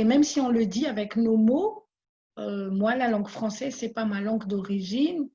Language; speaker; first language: French; non-native, local second language; Malagasy